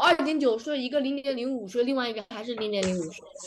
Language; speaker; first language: Chinese; early bilingual, other home language; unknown